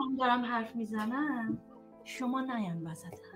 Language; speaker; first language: Persian; early bilingual, heritage; Persian